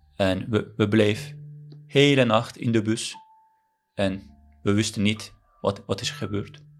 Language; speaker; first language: Dutch; non-native, learner; Turkish